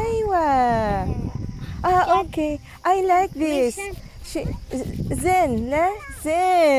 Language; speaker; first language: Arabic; non-native, learner; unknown